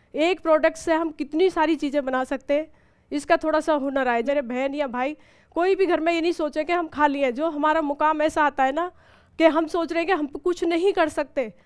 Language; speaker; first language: Hindi; native; Hindi